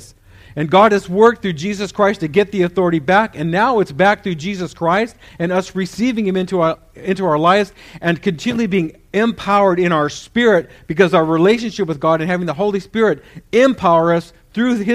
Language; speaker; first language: English; native; English